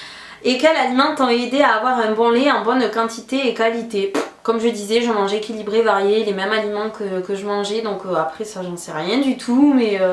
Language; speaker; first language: French; native; French